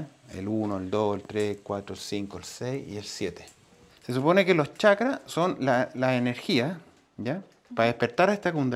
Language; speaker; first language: Spanish; native; Spanish